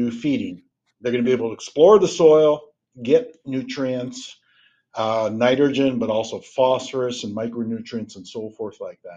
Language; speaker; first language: English; native; English